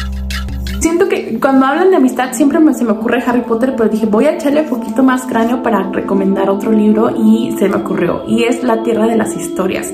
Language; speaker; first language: Spanish; native; Spanish